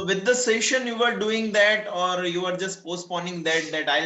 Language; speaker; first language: English; non-native, local second language; Gujarati